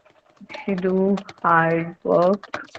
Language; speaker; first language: English; non-native, learner; Hindi